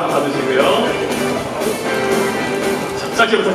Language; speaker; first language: Korean; native; Korean